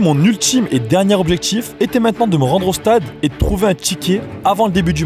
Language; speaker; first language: French; native; French